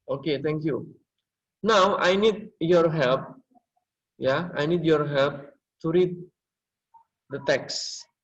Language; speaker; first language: English; non-native, learner; Indonesian